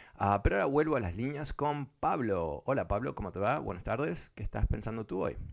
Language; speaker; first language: Spanish; early bilingual, other home language; English